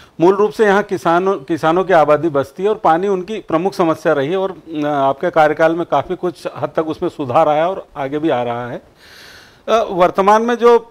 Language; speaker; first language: Hindi; native; Hindi